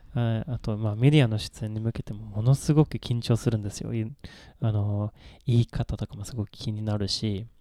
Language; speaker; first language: Japanese; non-native, fluent; Swedish